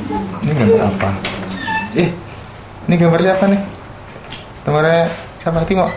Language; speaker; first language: Indonesian; native; Indonesian